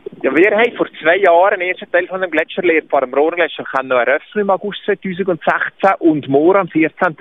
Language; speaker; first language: German; native; German